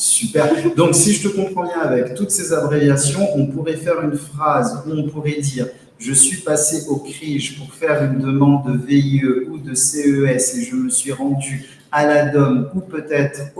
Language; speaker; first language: French; native; French